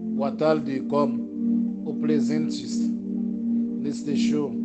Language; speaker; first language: Portuguese; non-native, learner; Haitian Creole